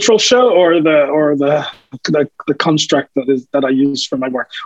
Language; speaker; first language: English; native; English